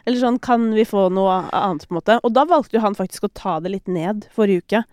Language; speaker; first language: Norwegian; native; Norwegian